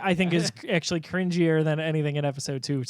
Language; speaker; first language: English; native; English